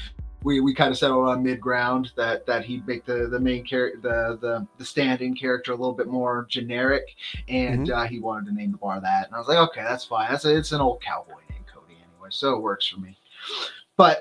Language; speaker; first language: English; native; English